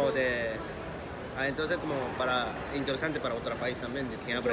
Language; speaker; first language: Spanish; non-native, learner; Japanese